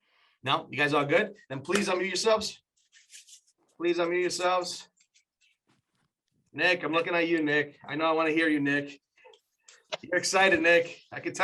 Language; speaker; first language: English; native; English